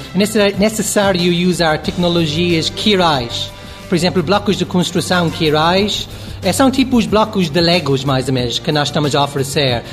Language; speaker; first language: Portuguese; non-native, fluent; English